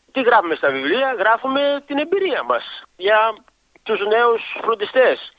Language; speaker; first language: Greek; native; Greek